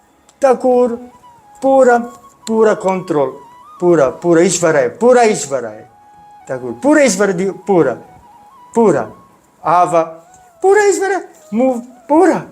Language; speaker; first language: Hindi; non-native, learner; Italian